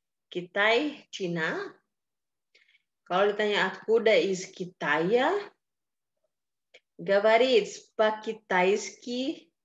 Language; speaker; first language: Russian; non-native, fluent; Indonesian